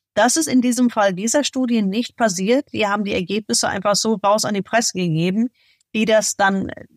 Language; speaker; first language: German; non-native, fluent; English